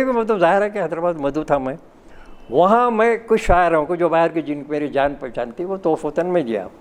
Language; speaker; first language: Urdu; native; Urdu